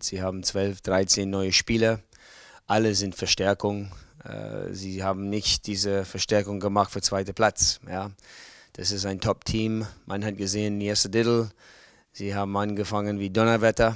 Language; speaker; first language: German; non-native, learner; English